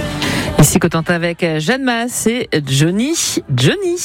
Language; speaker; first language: French; native; French